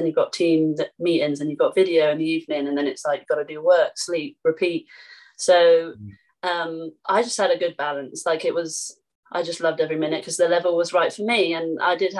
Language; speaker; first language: English; native; English